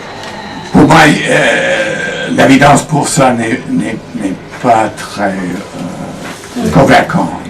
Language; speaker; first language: French; non-native, fluent; English